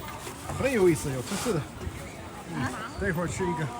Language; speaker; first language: Chinese; non-native, learner; English